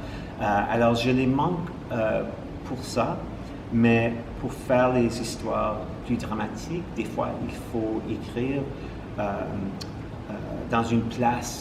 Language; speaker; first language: French; non-native, local second language; English